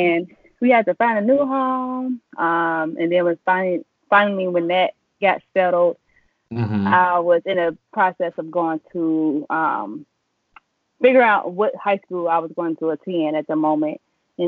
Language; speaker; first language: English; native; English